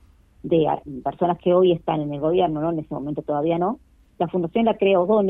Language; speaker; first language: Spanish; native; Spanish